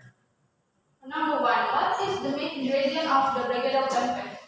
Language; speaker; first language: English; non-native, fluent; Indonesian